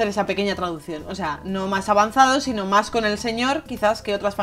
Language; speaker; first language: Spanish; native; Spanish